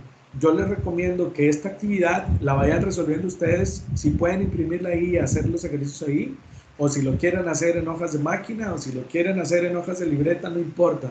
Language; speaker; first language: Spanish; native; Spanish